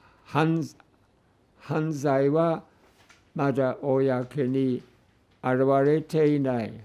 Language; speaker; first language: Japanese; non-native, fluent; English